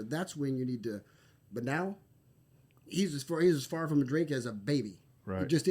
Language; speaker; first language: English; native; English